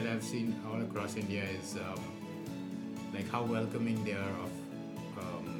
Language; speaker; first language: English; non-native, local second language; Nepali